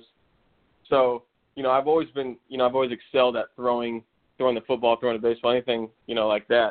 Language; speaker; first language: English; native; English